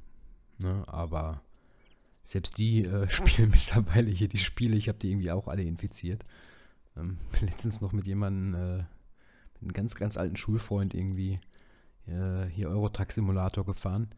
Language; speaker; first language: German; native; German